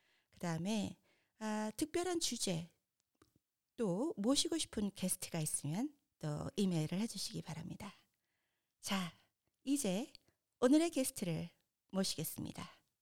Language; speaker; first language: Korean; native; Korean